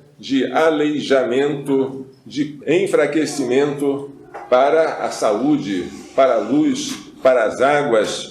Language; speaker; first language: Portuguese; native; Portuguese